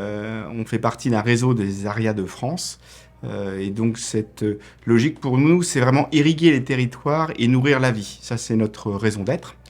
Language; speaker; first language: French; native; French